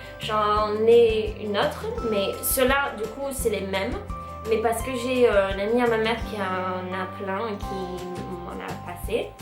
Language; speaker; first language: French; non-native, fluent; English